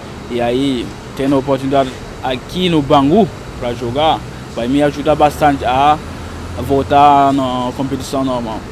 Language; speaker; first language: Portuguese; non-native, fluent; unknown